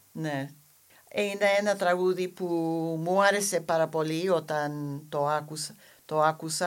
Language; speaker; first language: Greek; non-native, fluent; English